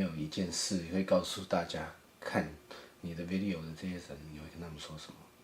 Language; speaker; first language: Chinese; early bilingual, heritage; English